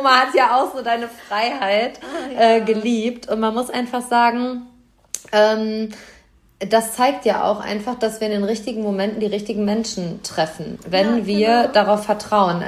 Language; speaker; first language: German; native; German